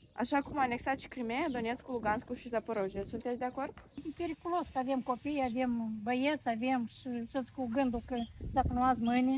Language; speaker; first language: Romanian; native; Romanian